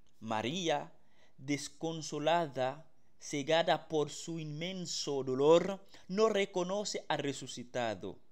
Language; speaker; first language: Spanish; non-native, fluent; Haitian Creole